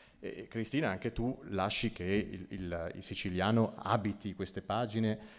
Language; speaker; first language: Italian; native; Italian